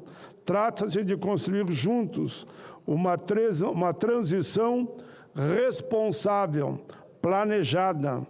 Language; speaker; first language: Portuguese; native; Portuguese